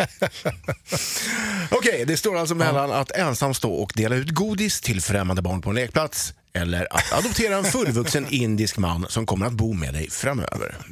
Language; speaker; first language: Swedish; native; Swedish